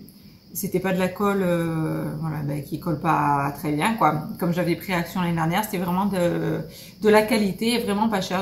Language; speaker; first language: French; native; French